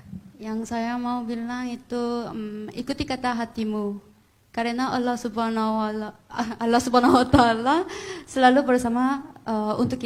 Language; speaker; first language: Indonesian; non-native, fluent; Korean